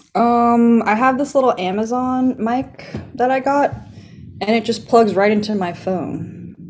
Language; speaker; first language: English; native; English